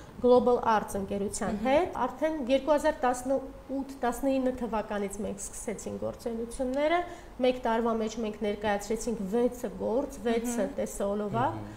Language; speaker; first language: Armenian; early bilingual, heritage; Armenian